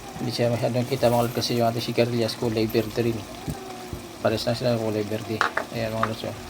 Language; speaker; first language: Filipino; non-native, local second language; Cebuano